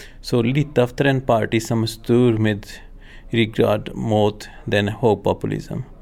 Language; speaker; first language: Swedish; non-native, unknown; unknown